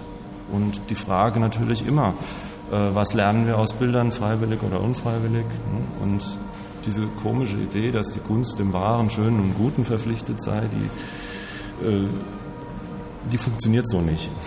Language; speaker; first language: German; native; German